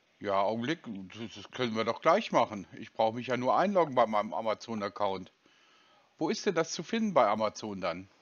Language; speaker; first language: German; native; German